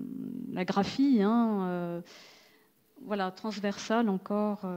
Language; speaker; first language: French; native; French